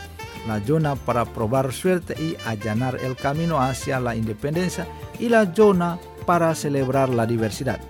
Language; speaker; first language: Spanish; non-native, fluent; Indonesian